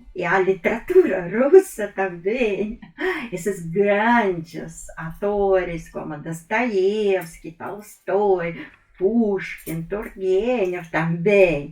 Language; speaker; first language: Portuguese; non-native, fluent; Russian